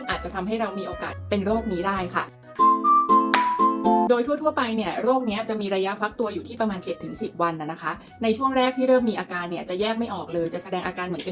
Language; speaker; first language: Thai; native; Thai